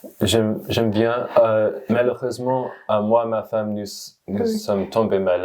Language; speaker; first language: French; non-native, learner; English